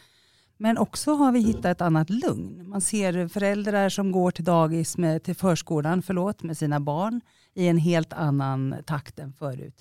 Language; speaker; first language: Swedish; native; Swedish